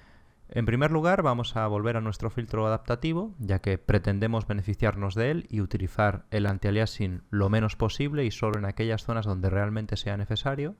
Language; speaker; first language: Spanish; native; Spanish